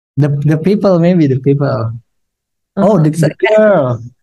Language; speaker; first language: English; non-native, learner; Indonesian